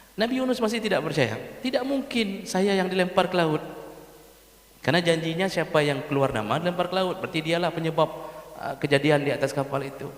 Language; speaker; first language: Malay; non-native, local second language; Achinese